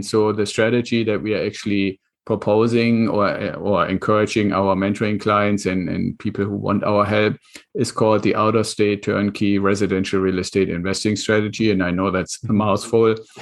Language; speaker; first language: English; non-native, fluent; German